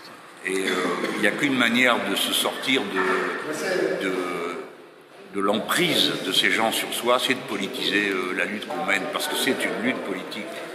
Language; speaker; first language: French; native; French